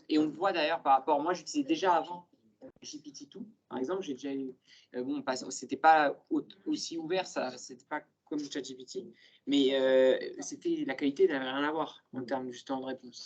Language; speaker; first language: French; native; French